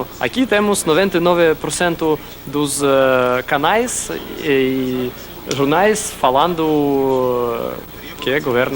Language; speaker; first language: Portuguese; non-native, learner; Russian